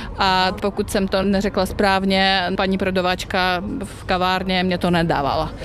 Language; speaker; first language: Czech; non-native, fluent; Russian